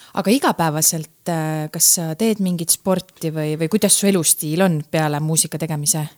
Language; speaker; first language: Estonian; native; Estonian